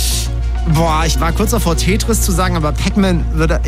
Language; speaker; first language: German; native; German